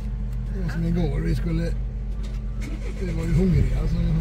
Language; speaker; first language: Swedish; native; Swedish